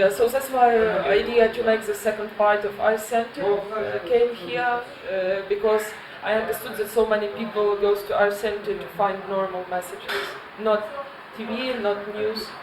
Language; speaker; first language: English; non-native, learner; Ukrainian